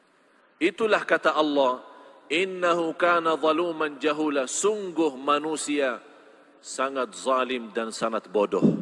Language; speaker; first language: Indonesian; non-native, fluent; Arabic